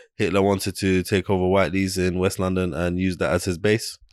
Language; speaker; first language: English; non-native, local second language; Arabic